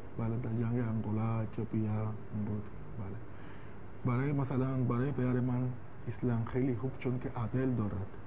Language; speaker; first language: Persian; non-native, learner; Spanish